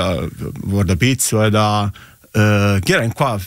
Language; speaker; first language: Icelandic; non-native, learner; Italian